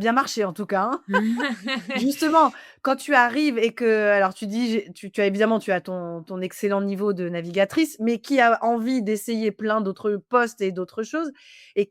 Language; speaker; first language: French; native; French